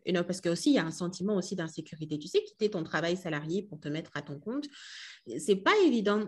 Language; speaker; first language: French; non-native, local second language; Lingala